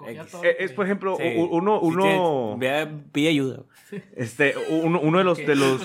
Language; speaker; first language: Spanish; native; Spanish